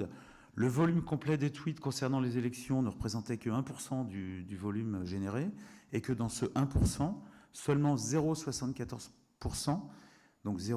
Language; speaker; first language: French; native; French